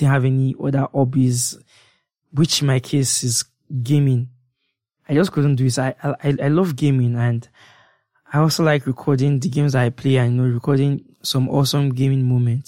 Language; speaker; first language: English; non-native, local second language; Yoruba